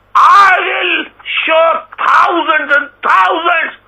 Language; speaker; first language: English; non-native, local second language; Urdu